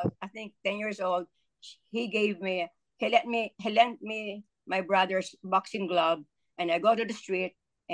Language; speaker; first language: English; non-native, local second language; Filipino